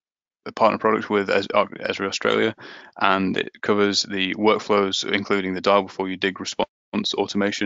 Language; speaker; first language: English; native; English